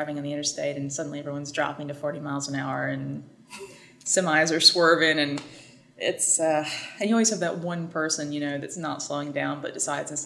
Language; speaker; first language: English; native; English